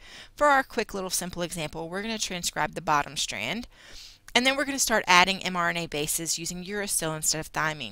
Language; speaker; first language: English; native; English